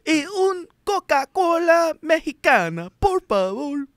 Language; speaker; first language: Spanish; non-native, learner; English